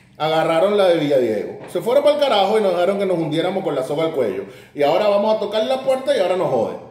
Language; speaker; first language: Spanish; native; Spanish